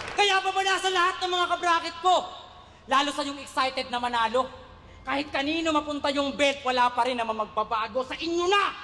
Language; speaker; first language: Filipino; native; Filipino